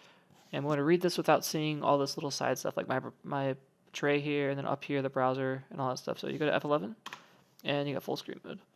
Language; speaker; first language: English; native; English